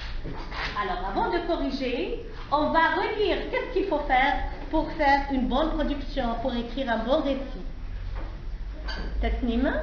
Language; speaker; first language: French; non-native, local second language; Arabic